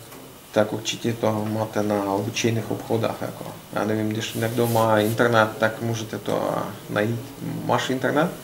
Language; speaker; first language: Czech; non-native, learner; Russian